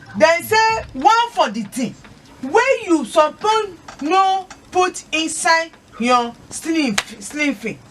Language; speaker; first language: Nigerian Pidgin; non-native, local second language; Yoruba